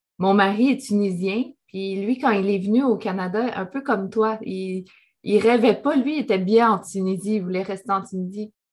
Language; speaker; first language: French; native; French